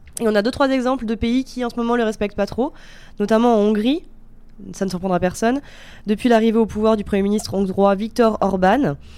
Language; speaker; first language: French; native; French